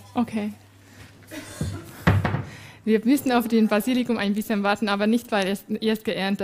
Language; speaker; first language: German; non-native, fluent; Hungarian